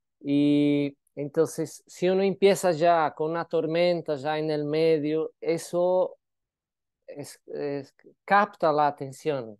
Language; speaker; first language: Spanish; non-native, fluent; Portuguese